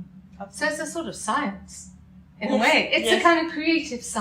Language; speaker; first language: English; native; English